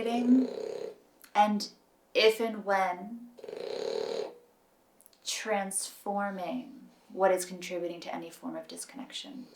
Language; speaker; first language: English; native; English